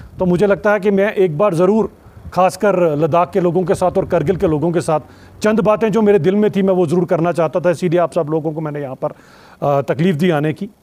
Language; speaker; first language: Hindi; native; Hindi